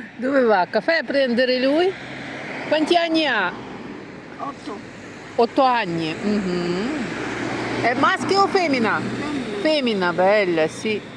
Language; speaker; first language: Italian; non-native, learner; Ukrainian